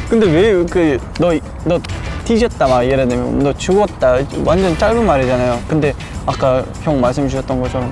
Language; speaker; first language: Korean; non-native, fluent; Uzbek